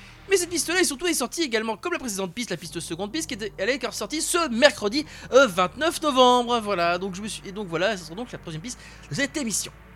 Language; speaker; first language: French; native; French